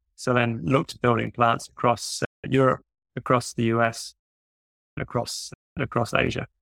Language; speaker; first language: English; native; English